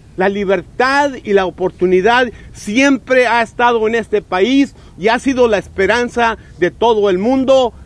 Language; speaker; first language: Spanish; early bilingual, heritage; Spanish